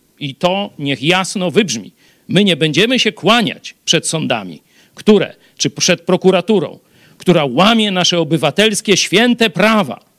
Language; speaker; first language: Polish; native; Polish